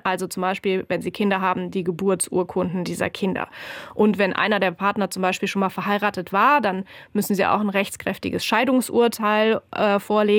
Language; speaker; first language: German; native; German